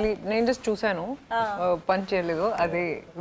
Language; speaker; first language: Telugu; non-native, local second language; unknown